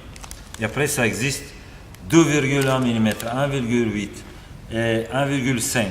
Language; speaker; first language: French; non-native, fluent; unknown